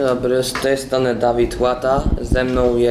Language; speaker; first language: Polish; early bilingual, heritage; Polish